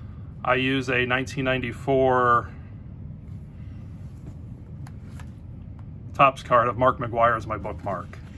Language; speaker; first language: English; native; English